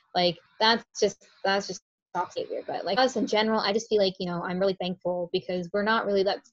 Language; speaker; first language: English; native; English